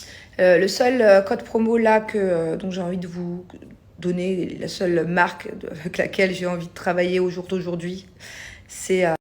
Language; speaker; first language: French; native; French